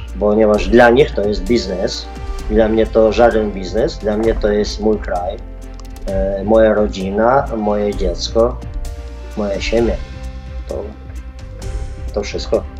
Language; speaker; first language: Polish; non-native, fluent; Ukrainian